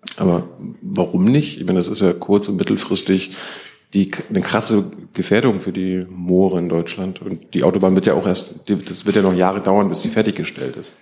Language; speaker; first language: German; native; German